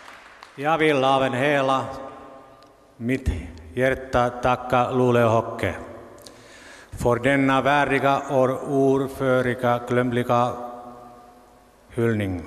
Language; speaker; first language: Swedish; non-native, local second language; Finnish